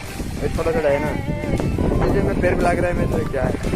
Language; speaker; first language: Hindi; non-native, local second language; Odia